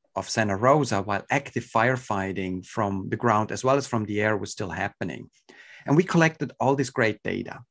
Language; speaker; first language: English; non-native, fluent; Swiss German